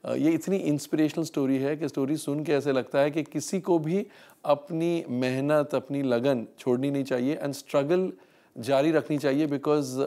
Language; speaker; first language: Hindi; native; Hindi